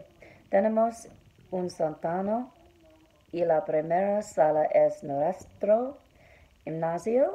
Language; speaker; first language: Spanish; non-native, learner; English